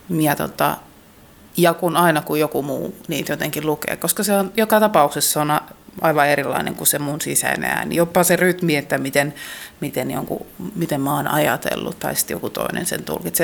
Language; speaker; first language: Finnish; native; Finnish